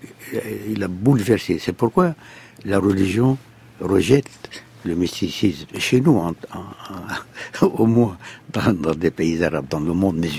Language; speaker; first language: French; non-native, fluent; Arabic